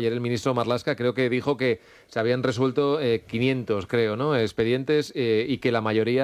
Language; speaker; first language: Spanish; native; Spanish